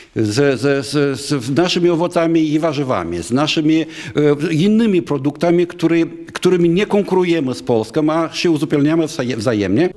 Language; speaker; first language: Polish; non-native, fluent; Romanian